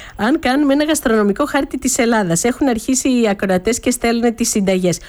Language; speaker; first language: Greek; native; Greek